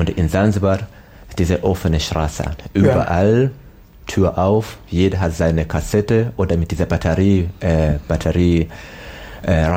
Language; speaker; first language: German; non-native, learner; Swahili